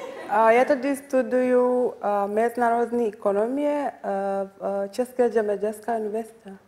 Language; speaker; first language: Czech; non-native, learner; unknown